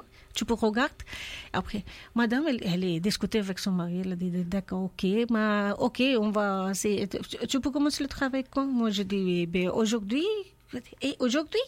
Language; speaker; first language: French; non-native, learner; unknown